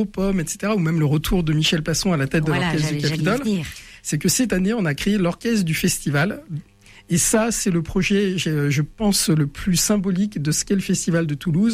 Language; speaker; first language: French; native; French